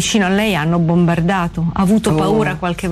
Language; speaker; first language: Italian; native; Italian